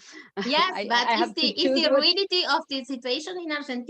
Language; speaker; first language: English; non-native, learner; German